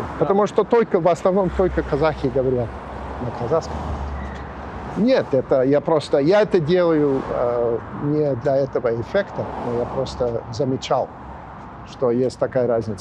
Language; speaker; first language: Russian; non-native, fluent; English